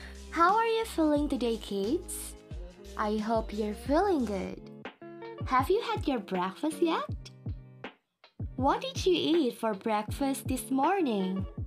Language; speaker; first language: English; non-native, fluent; Indonesian